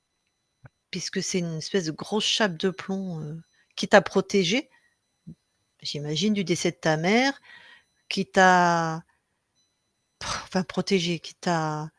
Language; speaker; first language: French; native; French